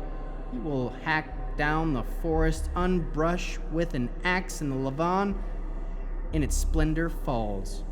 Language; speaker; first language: English; native; English